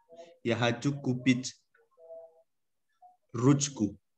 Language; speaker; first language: Russian; non-native, learner; Indonesian